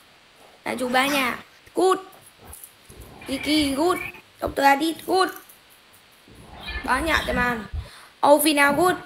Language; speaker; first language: Indonesian; non-native, learner; Vietnamese